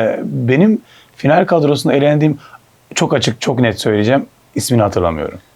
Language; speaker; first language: Turkish; early bilingual, heritage; Turkish